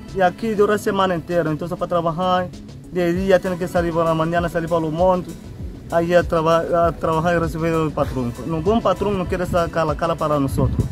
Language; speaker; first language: Spanish; non-native, learner; Haitian Creole